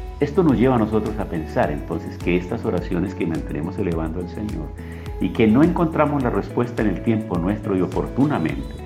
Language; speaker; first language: Spanish; native; Spanish